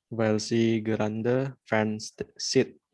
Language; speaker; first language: German; non-native, learner; Indonesian